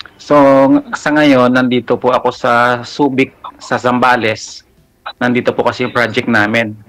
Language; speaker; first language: Filipino; non-native, local second language; Hiligaynon